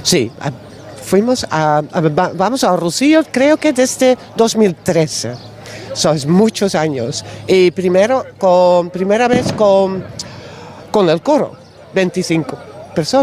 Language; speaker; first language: Spanish; non-native, learner; Dutch